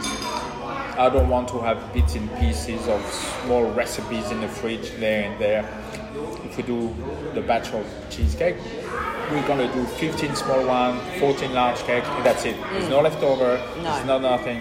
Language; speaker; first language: English; non-native, fluent; French